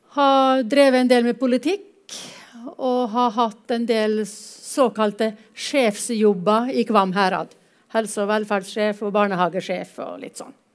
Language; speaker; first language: Norwegian; native; Norwegian